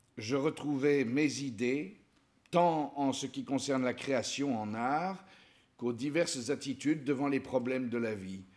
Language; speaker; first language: French; native; French